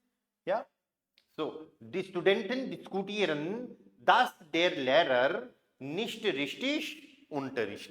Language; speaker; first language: German; non-native, fluent; Hindi